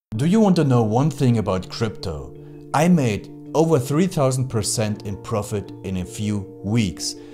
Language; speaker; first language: English; non-native, fluent; German